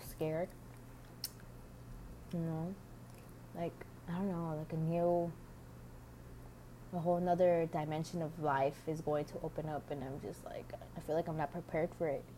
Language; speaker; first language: English; native; English